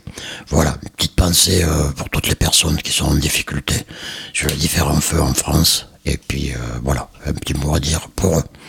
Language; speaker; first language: French; native; French